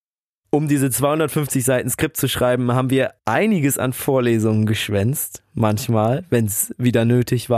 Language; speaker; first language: German; native; German